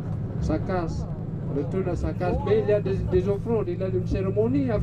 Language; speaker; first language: French; non-native, learner; Balinese